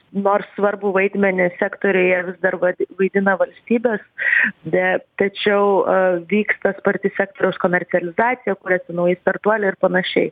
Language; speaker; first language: Lithuanian; native; Lithuanian